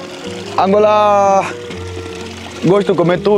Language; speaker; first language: Vietnamese; non-native, learner; Portuguese